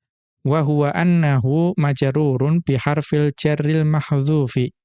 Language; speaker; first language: Arabic; non-native, fluent; Indonesian